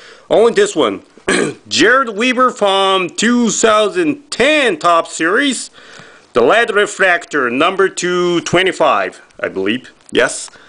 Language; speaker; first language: English; non-native, fluent; Japanese